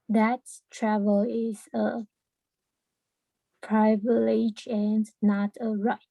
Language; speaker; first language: English; non-native, learner; Chinese